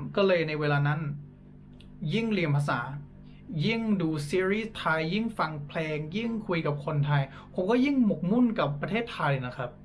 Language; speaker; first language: Thai; non-native, fluent; English